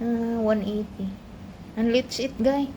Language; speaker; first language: English; non-native, learner; Filipino